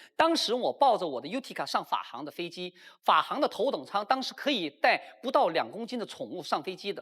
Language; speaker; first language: Chinese; native; Chinese